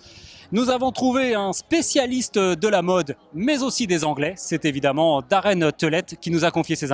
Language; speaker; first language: French; native; French